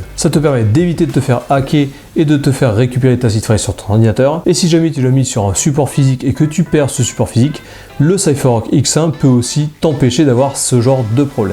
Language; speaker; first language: French; native; French